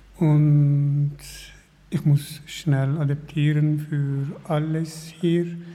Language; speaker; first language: German; non-native, learner; Kurdish